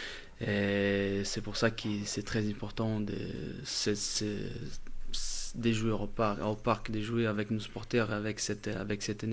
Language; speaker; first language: French; non-native, fluent; Portuguese